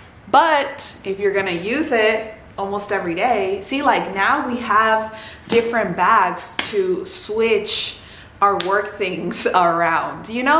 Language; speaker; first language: English; early bilingual, other home language; Spanish